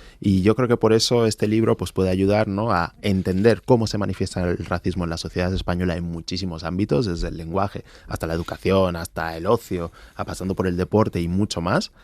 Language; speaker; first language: Spanish; early bilingual, other home language; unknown